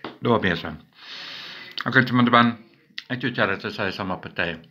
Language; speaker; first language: Indonesian; non-native, fluent; English